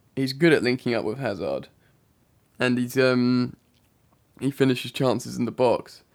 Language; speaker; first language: English; native; English